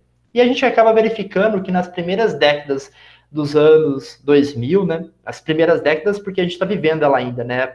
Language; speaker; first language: Portuguese; native; Portuguese